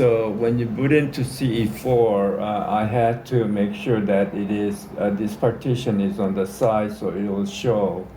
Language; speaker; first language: English; native; English